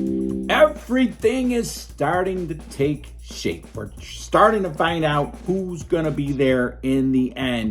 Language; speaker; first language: English; native; English